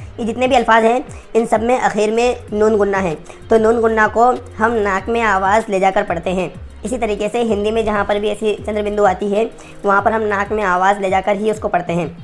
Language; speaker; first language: Hindi; native; Hindi